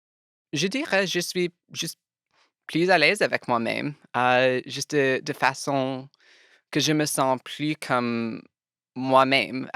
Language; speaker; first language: French; non-native, local second language; English